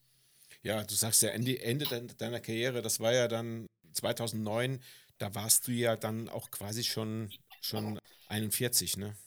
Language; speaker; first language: German; native; German